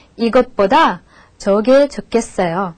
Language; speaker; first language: Korean; non-native, fluent; Russian